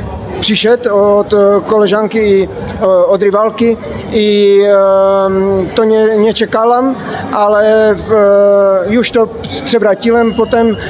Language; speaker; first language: Polish; non-native, learner; Czech